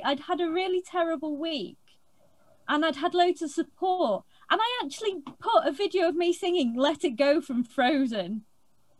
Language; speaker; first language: English; native; English